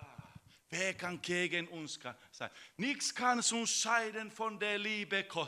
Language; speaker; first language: German; non-native, fluent; Finnish